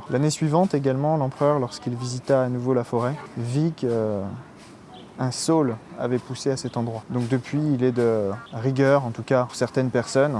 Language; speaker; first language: French; native; French